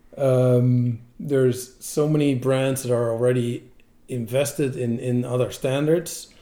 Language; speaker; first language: English; non-native, fluent; Dutch